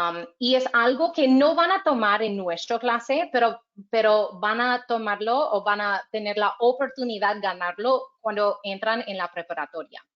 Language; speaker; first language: Spanish; non-native, fluent; English